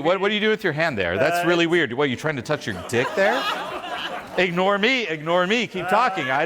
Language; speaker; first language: English; non-native, fluent; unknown